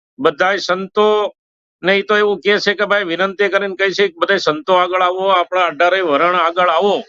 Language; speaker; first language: Gujarati; native; Gujarati